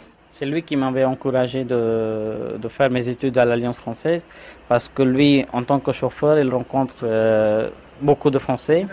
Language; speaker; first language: French; non-native, fluent; Tamil